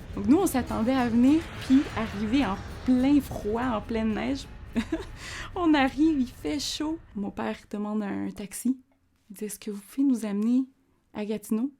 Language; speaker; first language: French; non-native, fluent; Spanish